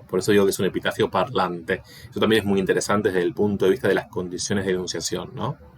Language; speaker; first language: Spanish; native; Spanish